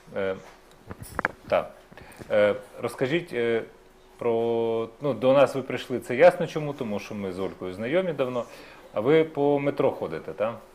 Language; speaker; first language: Ukrainian; native; Ukrainian